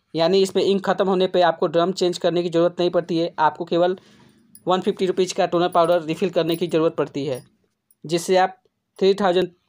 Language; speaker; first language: Hindi; native; Hindi